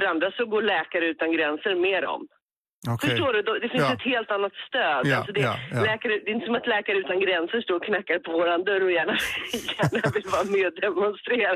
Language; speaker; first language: Swedish; native; Swedish